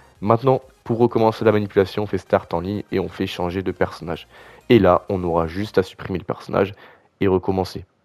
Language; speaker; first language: French; native; French